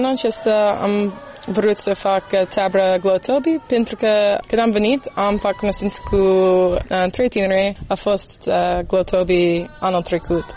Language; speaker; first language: Romanian; non-native, learner; English